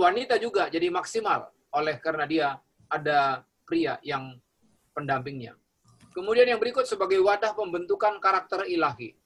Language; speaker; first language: Indonesian; native; Indonesian